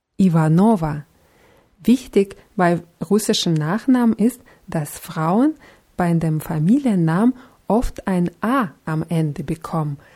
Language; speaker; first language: German; non-native, fluent; Russian